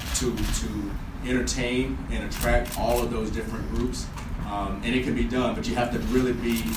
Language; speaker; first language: English; native; English